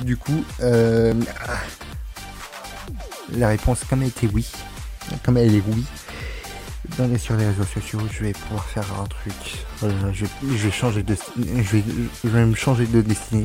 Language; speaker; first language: French; native; French